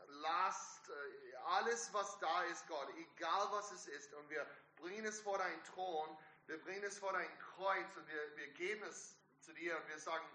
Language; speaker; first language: German; non-native, learner; English